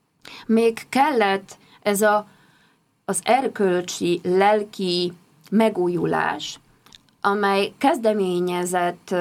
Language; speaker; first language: Hungarian; non-native, fluent; Polish